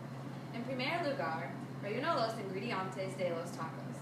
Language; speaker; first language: Spanish; non-native, learner; English